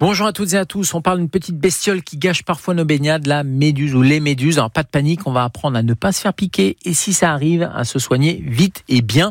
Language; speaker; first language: French; native; French